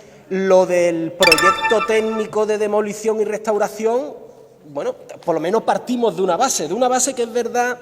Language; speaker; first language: Spanish; native; Spanish